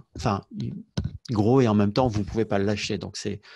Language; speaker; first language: French; native; French